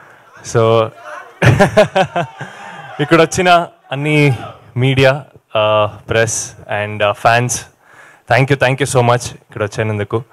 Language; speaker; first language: Telugu; non-native, learner; Kannada